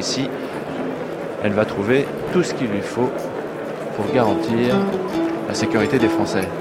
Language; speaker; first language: French; native; French